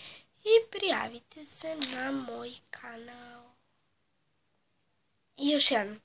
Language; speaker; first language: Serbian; early bilingual, heritage; Serbian